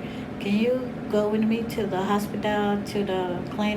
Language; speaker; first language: English; non-native, learner; Spanish